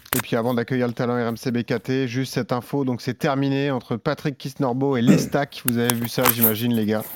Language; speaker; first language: French; native; French